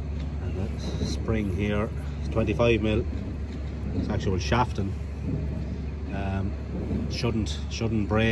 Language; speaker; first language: English; native; English